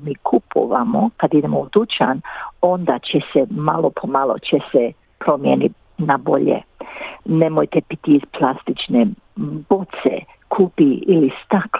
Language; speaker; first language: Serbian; early bilingual, heritage; English